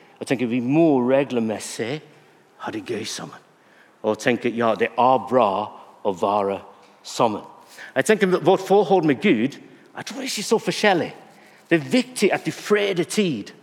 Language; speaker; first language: Norwegian; non-native, fluent; English